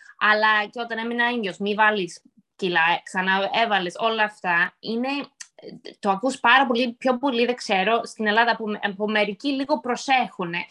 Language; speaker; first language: Greek; early bilingual, heritage; Greek